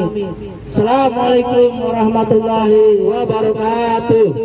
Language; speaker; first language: Indonesian; native; Indonesian